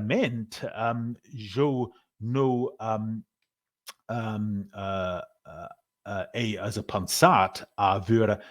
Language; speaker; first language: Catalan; non-native, learner; English